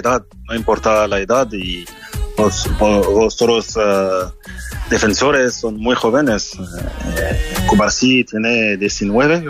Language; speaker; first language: Spanish; non-native, learner; French